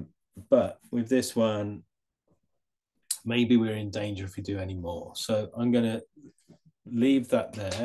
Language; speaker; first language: English; native; English